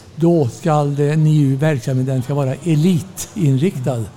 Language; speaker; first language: Swedish; native; Swedish